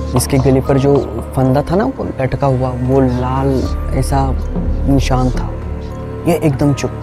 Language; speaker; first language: Hindi; non-native, local second language; Marathi